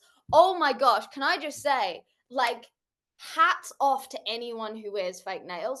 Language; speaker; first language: English; native; English